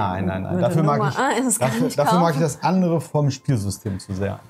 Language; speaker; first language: German; native; German